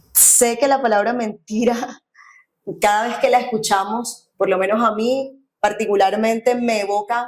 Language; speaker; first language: Spanish; native; Spanish